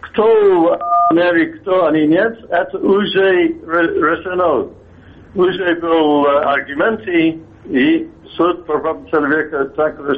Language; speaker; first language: Russian; non-native, fluent; English